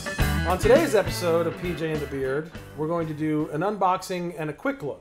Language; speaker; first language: English; native; English